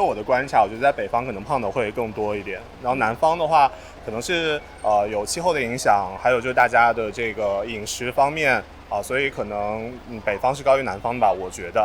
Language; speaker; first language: Chinese; native; Chinese